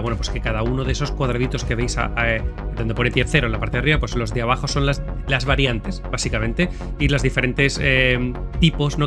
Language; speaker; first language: Spanish; native; Spanish